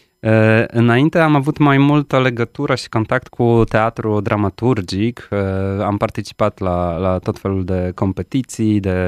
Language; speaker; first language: Romanian; non-native, fluent; Polish